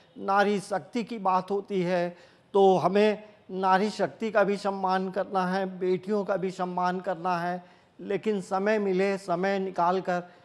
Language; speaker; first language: Hindi; native; Hindi